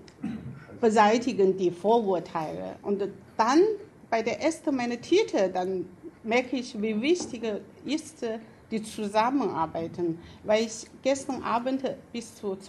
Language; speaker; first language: German; non-native, fluent; Chinese